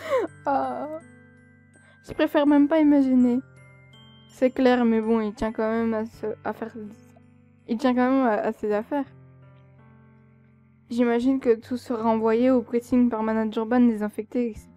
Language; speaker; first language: French; native; French